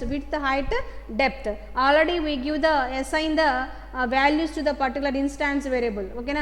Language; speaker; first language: English; non-native, local second language; Telugu